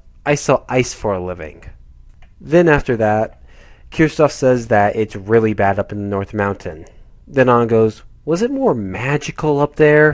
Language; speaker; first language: English; native; English